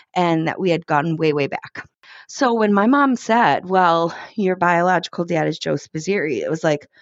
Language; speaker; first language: English; native; English